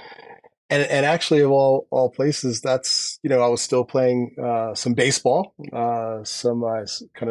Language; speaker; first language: English; native; English